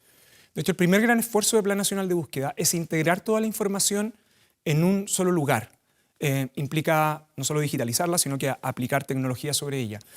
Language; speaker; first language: Spanish; native; Spanish